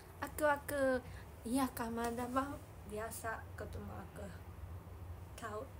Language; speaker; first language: Indonesian; non-native, learner; Japanese